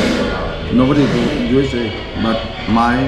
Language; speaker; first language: English; non-native, learner; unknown